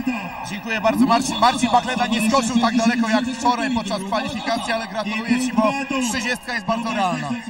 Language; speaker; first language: Polish; native; Polish